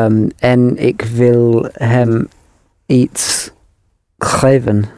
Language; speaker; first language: Dutch; non-native, learner; English